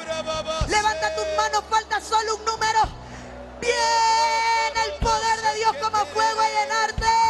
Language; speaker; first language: Spanish; native; Spanish